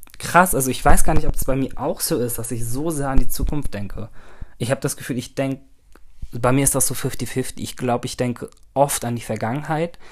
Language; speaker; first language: German; early bilingual, other home language; Turkish